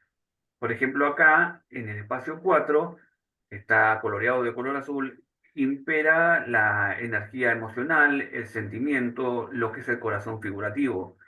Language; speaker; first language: Spanish; native; Spanish